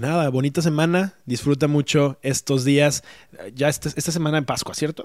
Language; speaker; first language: Spanish; native; Spanish